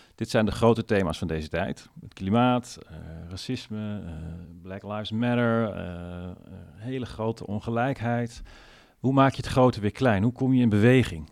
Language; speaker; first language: Dutch; native; Dutch